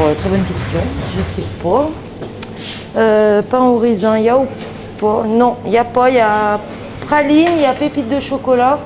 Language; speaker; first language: French; native; French